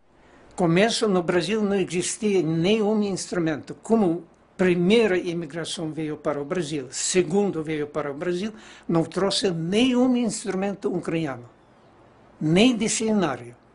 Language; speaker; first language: Portuguese; non-native, fluent; Ukrainian